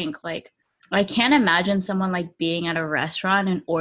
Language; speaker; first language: English; native; English